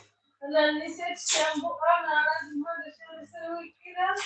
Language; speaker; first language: Arabic; non-native, learner; Tigrinya